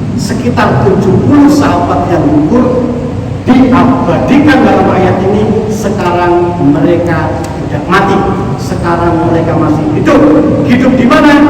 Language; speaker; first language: Indonesian; non-native, local second language; Javanese